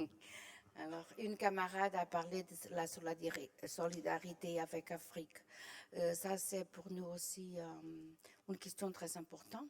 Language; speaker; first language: French; non-native, fluent; Portuguese